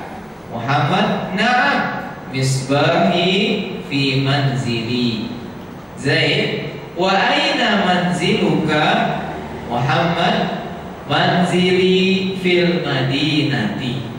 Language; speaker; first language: Arabic; non-native, fluent; Indonesian